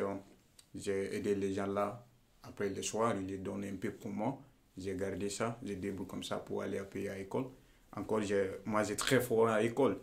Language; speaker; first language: French; non-native, learner; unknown